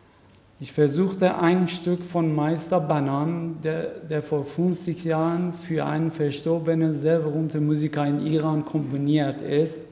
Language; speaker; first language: German; non-native, fluent; Persian